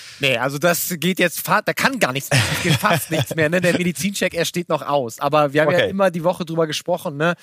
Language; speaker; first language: German; native; German